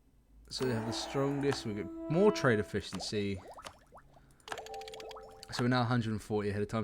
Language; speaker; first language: English; native; English